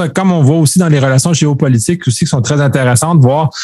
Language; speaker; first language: French; native; French